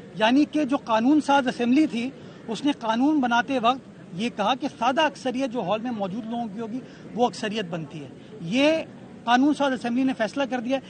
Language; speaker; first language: Urdu; native; Urdu